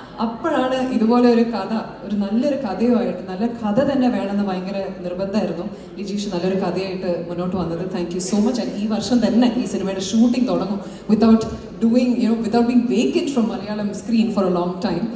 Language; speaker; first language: Malayalam; early bilingual, heritage; Malayalam